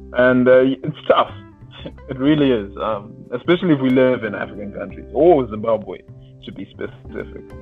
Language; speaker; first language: English; non-native, local second language; Shona